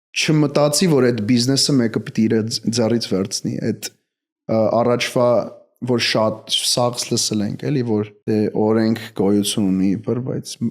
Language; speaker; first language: Armenian; early bilingual, heritage; Armenian